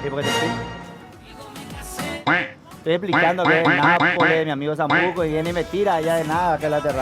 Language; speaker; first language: Spanish; native; Spanish